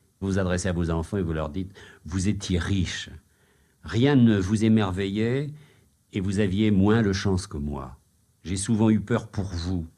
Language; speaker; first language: French; native; French